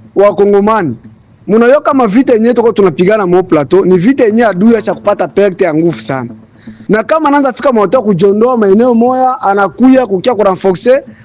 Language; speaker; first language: Swahili; native; Swahili